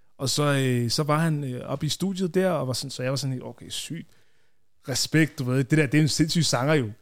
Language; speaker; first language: Danish; early bilingual, other home language; Ganda